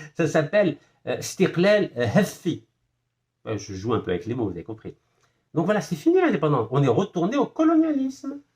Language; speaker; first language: French; non-native, local second language; Arabic